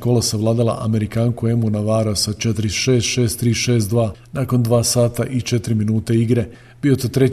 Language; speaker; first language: Bosnian; native; Bosnian